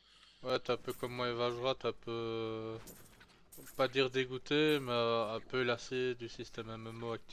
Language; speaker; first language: French; native; French